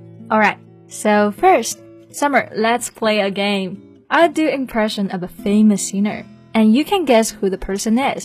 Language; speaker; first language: English; non-native, fluent; Chinese